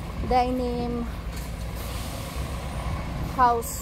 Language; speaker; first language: German; non-native, learner; Filipino